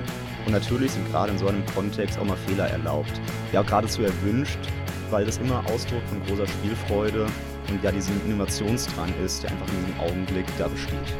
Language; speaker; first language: German; native; German